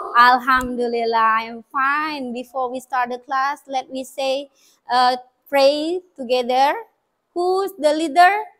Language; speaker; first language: English; non-native, learner; Indonesian